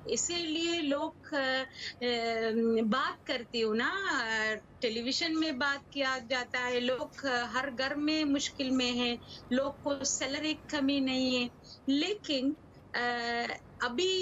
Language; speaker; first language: Hindi; non-native, learner; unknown